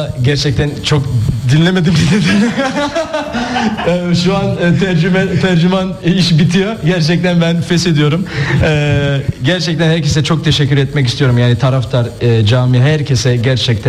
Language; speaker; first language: Turkish; early bilingual, heritage; Turkish